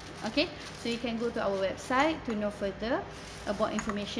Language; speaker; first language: English; non-native, local second language; Malay